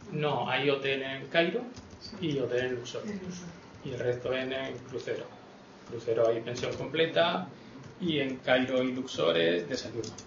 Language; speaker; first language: Spanish; native; Spanish